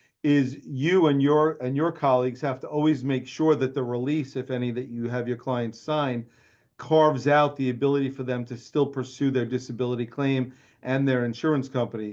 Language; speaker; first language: English; native; English